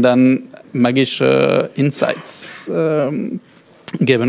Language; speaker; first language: German; non-native, fluent; French